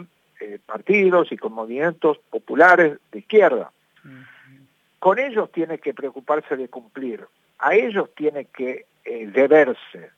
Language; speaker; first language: Spanish; native; Spanish